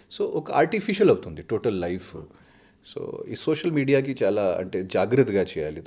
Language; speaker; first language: Telugu; non-native, fluent; Hindi